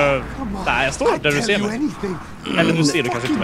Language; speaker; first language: Swedish; native; Swedish